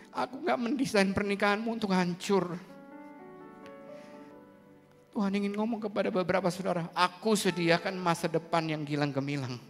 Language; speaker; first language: Indonesian; native; Indonesian